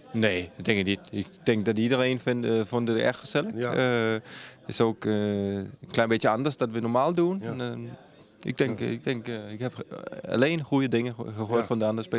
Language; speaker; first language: Dutch; non-native, fluent; Danish